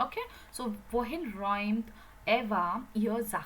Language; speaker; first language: German; non-native, fluent; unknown